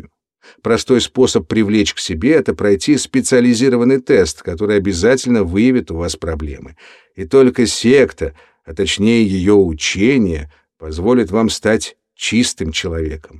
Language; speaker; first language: Russian; native; Russian